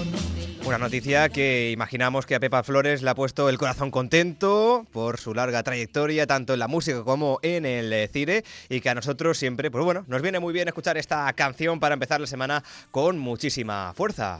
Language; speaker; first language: Spanish; native; Spanish